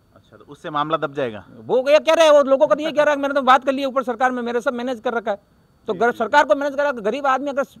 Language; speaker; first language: Hindi; native; Hindi